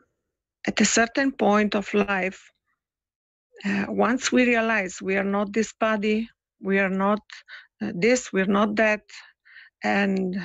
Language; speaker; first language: English; non-native, fluent; Italian